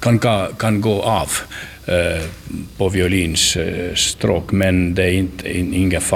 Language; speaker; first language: Swedish; non-native, learner; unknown